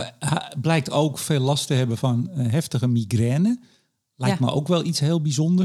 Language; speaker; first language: Dutch; native; Dutch